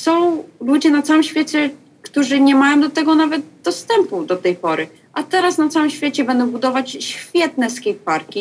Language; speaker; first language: Polish; early bilingual, heritage; Polish